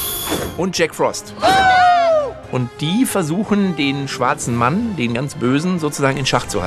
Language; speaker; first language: German; native; German